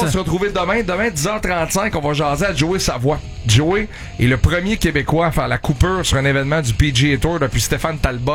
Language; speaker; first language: French; native; French